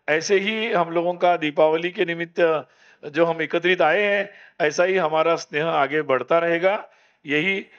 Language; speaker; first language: Hindi; non-native, local second language; Marathi